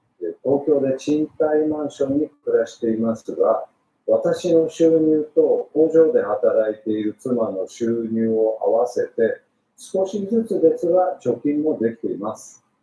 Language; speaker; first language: Japanese; native; Japanese